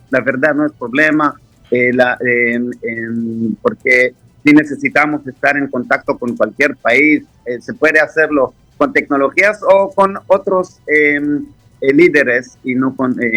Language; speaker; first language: Spanish; non-native, fluent; Hebrew